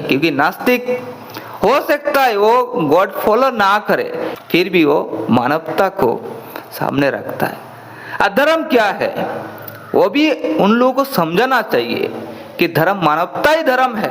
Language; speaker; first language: Hindi; non-native, local second language; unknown